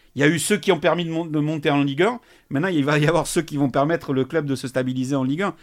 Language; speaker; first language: French; native; French